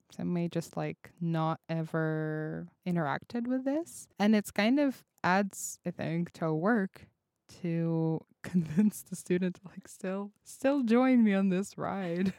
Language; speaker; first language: English; non-native, fluent; Russian